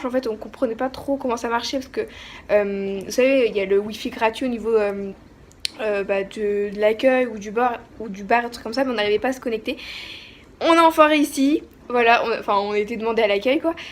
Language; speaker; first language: French; native; French